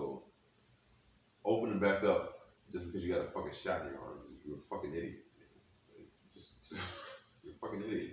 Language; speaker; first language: English; native; English